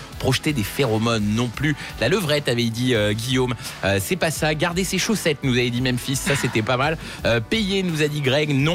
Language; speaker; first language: French; native; French